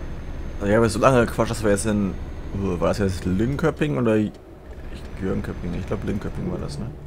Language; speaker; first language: German; native; German